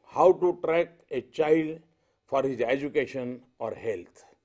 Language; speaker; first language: Hindi; non-native, local second language; Gujarati